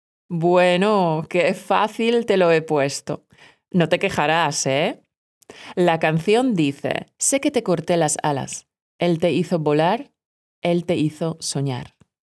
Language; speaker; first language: Spanish; non-native, fluent; Polish